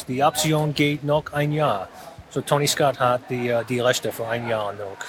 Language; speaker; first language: German; non-native, fluent; English